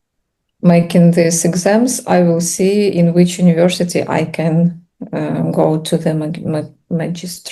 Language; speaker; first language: English; non-native, learner; Russian